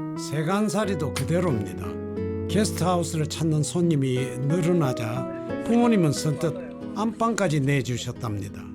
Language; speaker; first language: Korean; native; Korean